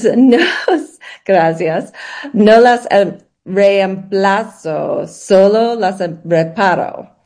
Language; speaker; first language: Spanish; non-native, learner; English